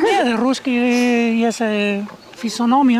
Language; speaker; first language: Russian; non-native, learner; Spanish